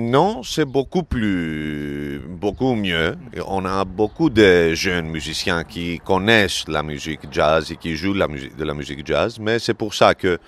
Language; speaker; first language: French; non-native, learner; Greek